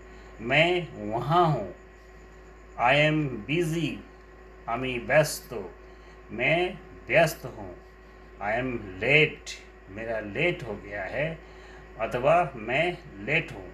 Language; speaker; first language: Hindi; non-native, local second language; Bangla